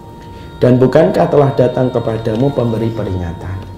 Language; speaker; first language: Indonesian; native; Indonesian